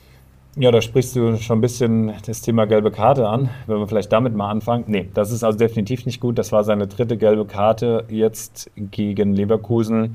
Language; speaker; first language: German; native; German